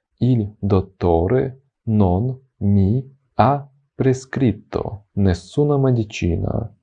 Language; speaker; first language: Italian; non-native, fluent; Ukrainian